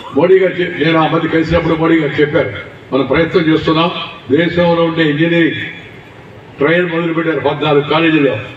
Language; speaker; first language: Telugu; native; Telugu